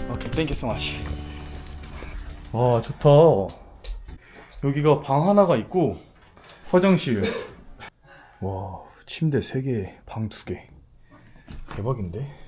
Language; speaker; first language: Korean; native; Korean